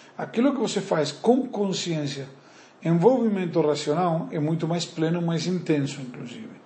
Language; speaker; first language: Portuguese; native; Portuguese